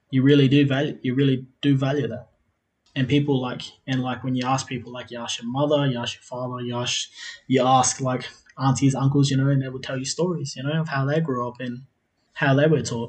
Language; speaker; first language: English; native; English